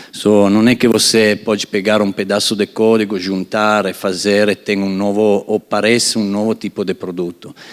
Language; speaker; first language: Portuguese; non-native, fluent; Italian